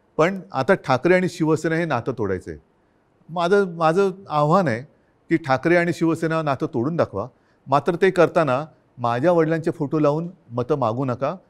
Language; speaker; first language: Marathi; native; Marathi